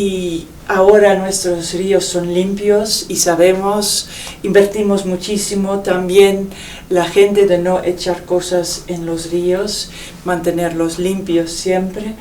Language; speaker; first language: Spanish; non-native, fluent; Dutch